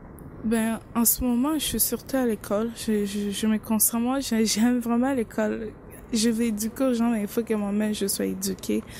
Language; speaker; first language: French; non-native, local second language; Lingala